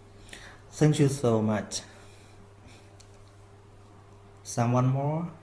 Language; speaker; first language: English; non-native, fluent; Khmer